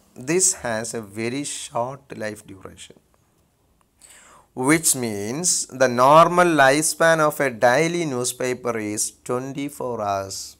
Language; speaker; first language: English; non-native, local second language; Malayalam